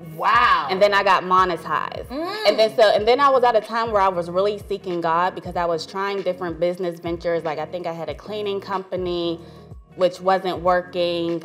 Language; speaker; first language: English; native; English